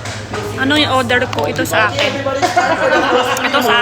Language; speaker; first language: Filipino; non-native, learner; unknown